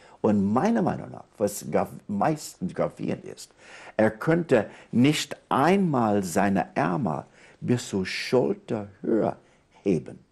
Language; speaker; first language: German; non-native, fluent; English